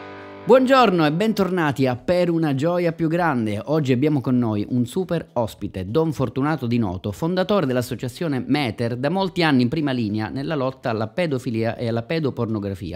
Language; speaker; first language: Italian; native; Italian